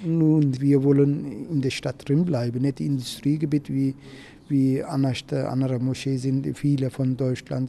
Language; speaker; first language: German; non-native, learner; Turkish